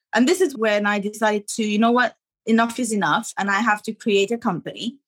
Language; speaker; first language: English; non-native, fluent; Arabic